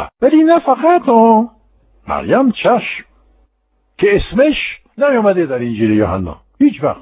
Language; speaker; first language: Persian; non-native, fluent; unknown